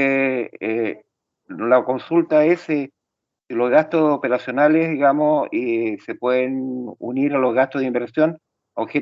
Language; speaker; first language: Spanish; native; Spanish